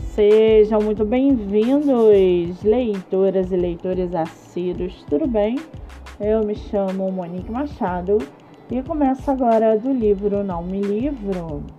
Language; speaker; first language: Portuguese; native; Portuguese